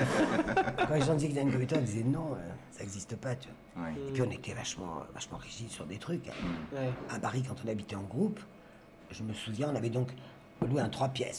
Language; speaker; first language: French; native; French